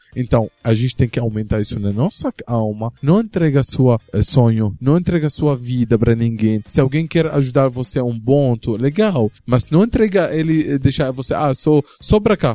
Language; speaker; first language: Portuguese; non-native, learner; Arabic